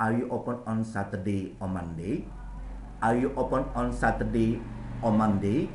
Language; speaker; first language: English; non-native, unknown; Indonesian